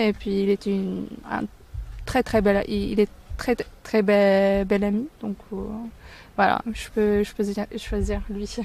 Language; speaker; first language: French; non-native, fluent; Turkish